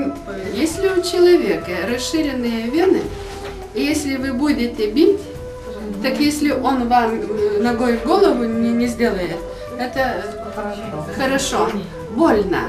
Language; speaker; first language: Russian; non-native, fluent; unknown